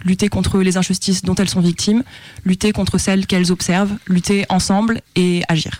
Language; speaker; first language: French; native; French